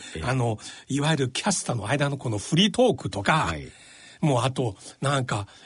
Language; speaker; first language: Japanese; non-native, fluent; Chinese